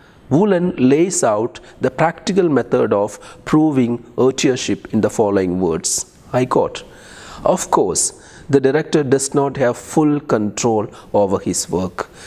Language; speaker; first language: English; non-native, local second language; Malayalam